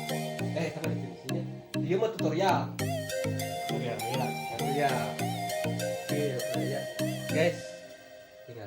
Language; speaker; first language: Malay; non-native, local second language; Sundanese